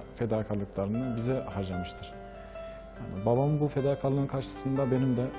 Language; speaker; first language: Turkish; native; Turkish